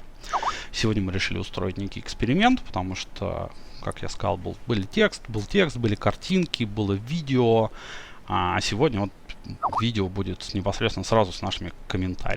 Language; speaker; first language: Russian; native; Russian